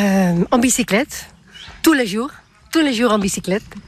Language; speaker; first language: French; non-native, learner; Dutch